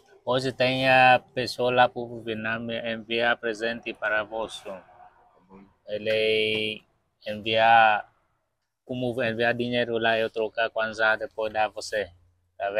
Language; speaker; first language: Portuguese; non-native, learner; Vietnamese